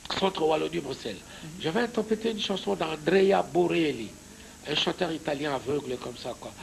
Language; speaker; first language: French; non-native, local second language; Lingala